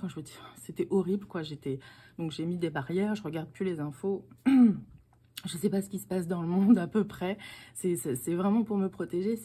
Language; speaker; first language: French; native; French